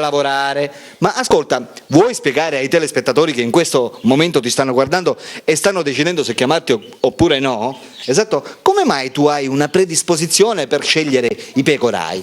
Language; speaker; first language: Italian; native; Italian